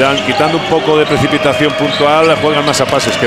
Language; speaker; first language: Spanish; native; Spanish